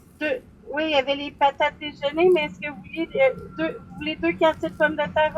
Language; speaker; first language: French; native; French